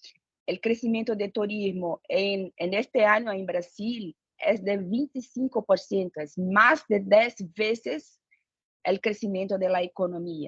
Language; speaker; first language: Spanish; non-native, fluent; Portuguese